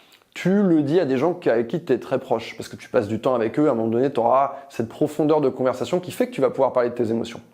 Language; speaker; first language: French; native; French